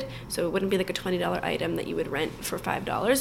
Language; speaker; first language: English; native; English